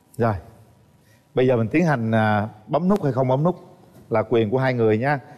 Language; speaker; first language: Vietnamese; native; Vietnamese